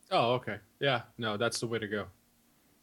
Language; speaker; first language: English; native; English